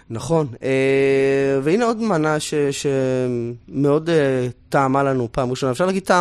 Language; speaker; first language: Hebrew; native; Hebrew